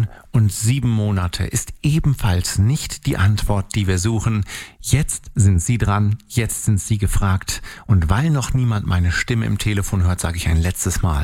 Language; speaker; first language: German; native; German